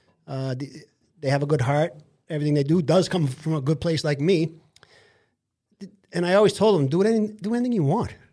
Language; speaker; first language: English; native; English